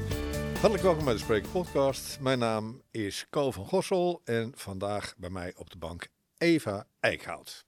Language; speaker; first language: Dutch; native; Dutch